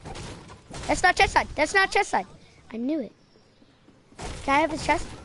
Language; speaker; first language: English; native; English